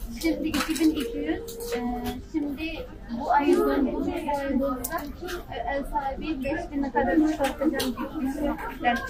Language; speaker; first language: Turkish; non-native, learner; Uyghur